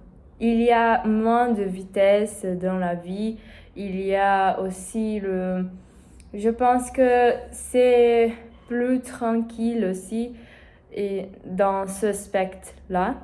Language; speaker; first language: French; non-native, learner; Portuguese